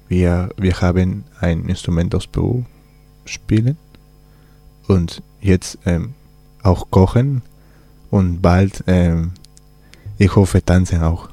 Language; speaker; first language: German; non-native, learner; Spanish